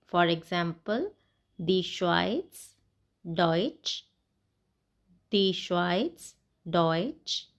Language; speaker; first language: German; non-native, fluent; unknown